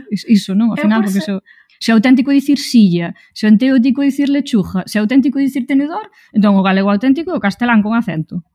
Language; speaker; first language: Galician; native; Galician